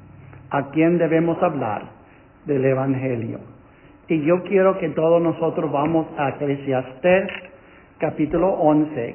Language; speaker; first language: Spanish; non-native, fluent; English